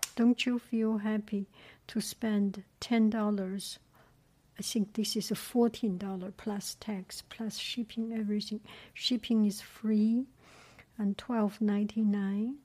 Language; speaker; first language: English; non-native, fluent; Chinese